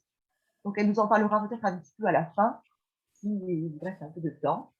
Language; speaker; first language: French; native; French